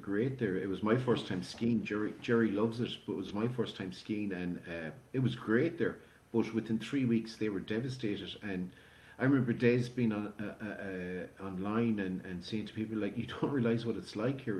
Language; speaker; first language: English; native; English